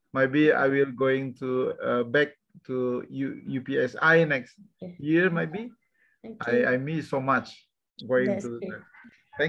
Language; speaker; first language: English; non-native, learner; Indonesian